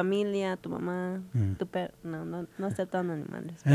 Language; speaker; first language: Spanish; early bilingual, heritage; Spanish